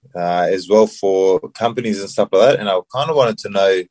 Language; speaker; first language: English; early bilingual, other home language; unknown